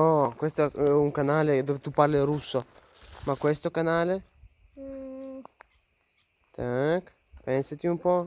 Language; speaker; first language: Italian; non-native, fluent; Russian